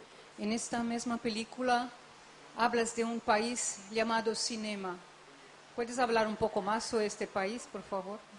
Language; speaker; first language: Spanish; non-native, learner; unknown